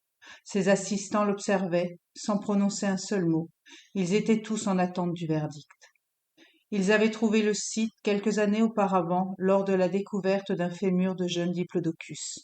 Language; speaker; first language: French; native; French